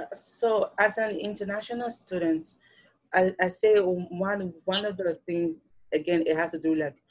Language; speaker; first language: English; non-native, local second language; Yoruba